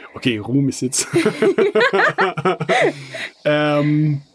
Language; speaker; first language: German; non-native, fluent; Bosnian